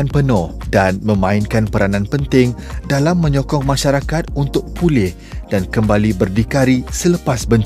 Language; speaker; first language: Malay; native; Malay